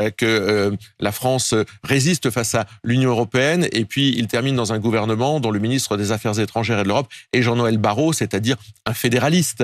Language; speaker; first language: French; native; French